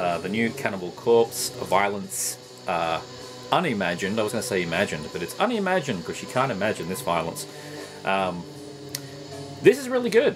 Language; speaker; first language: English; native; English